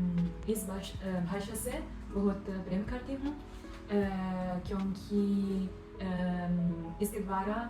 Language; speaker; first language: Hindi; non-native, learner; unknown